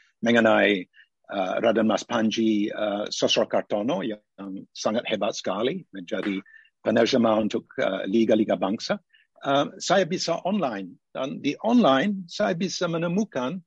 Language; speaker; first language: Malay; non-native, fluent; English